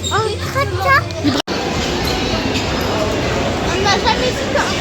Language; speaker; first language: French; native; French